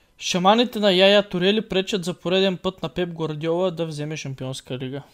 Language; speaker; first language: Bulgarian; native; Bulgarian